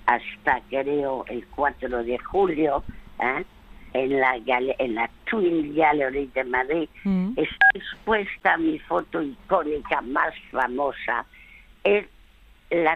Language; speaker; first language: Spanish; early bilingual, other home language; French